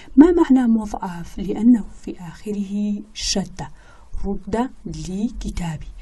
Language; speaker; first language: Arabic; non-native, local second language; Kurdish